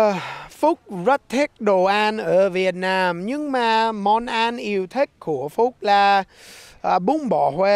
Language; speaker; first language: Vietnamese; non-native, learner; English